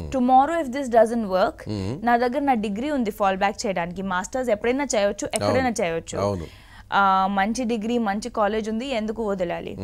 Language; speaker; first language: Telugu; non-native, local second language; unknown